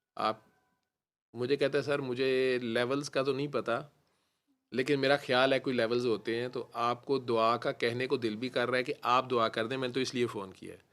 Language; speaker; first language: Urdu; non-native, local second language; Punjabi